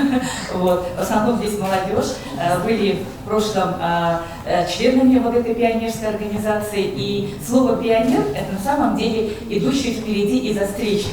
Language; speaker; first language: Russian; native; Russian